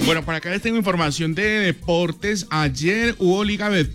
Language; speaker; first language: Spanish; native; Spanish